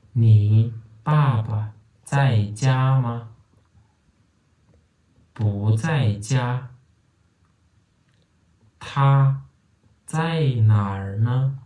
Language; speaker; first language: Chinese; non-native, fluent; Turkmen